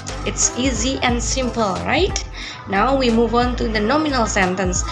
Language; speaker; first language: English; non-native, fluent; Indonesian